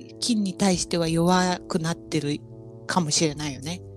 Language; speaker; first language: Japanese; native; Japanese